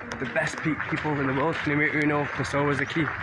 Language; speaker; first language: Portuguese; non-native, learner; English